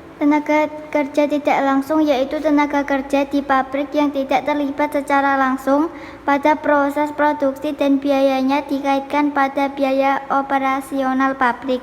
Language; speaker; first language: Indonesian; native; Indonesian